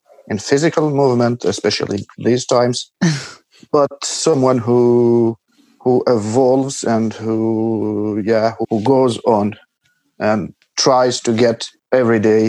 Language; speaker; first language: English; non-native, fluent; Albanian